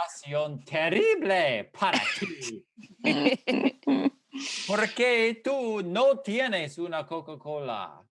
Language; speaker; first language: Spanish; non-native, fluent; English